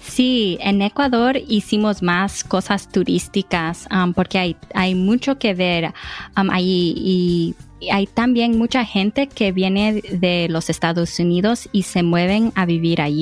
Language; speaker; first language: Spanish; early bilingual, heritage; Spanish